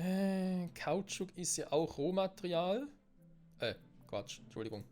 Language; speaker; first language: German; native; German